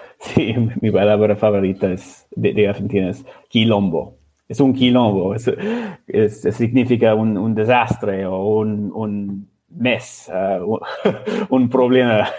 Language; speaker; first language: Spanish; non-native, learner; English